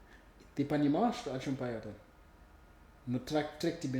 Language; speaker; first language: Russian; non-native, learner; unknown